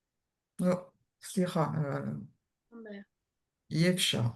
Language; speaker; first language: Hebrew; non-native, learner; French